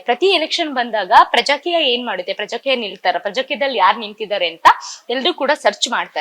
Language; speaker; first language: Kannada; native; Kannada